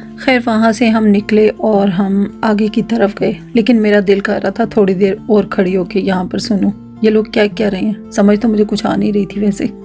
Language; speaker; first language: Urdu; native; Urdu